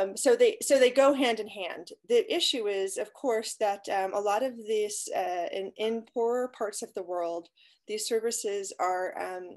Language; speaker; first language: English; native; English